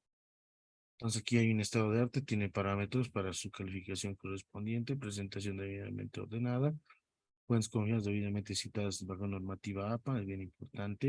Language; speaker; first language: Spanish; native; Spanish